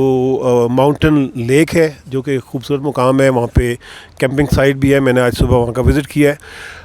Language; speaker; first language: Urdu; native; Urdu